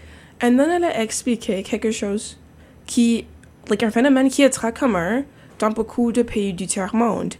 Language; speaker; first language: French; non-native, local second language; English